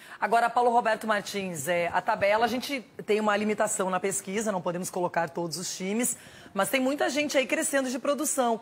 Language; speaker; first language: Portuguese; native; Portuguese